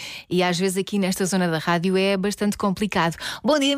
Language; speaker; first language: Portuguese; native; Portuguese